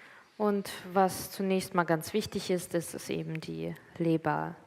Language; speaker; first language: German; native; German